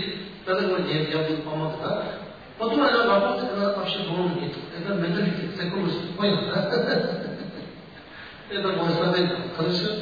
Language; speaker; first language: Russian; non-native, learner; Tibetan